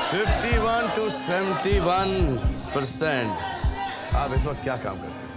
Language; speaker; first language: Hindi; native; Hindi